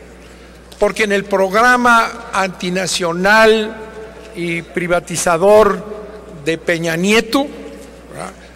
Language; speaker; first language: Spanish; native; Spanish